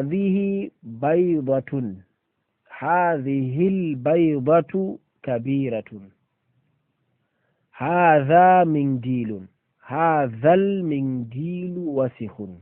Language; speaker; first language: Arabic; non-native, fluent; Fula